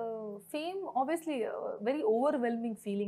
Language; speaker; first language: Telugu; non-native, local second language; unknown